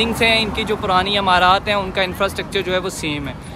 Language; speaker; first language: Urdu; non-native, local second language; Punjabi